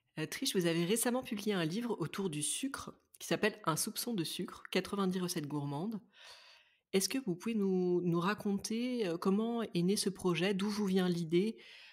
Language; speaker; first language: French; native; French